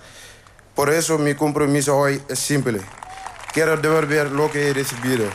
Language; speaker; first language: Spanish; non-native, fluent; Wolof